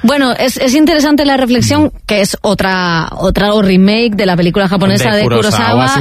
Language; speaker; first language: Spanish; native; Spanish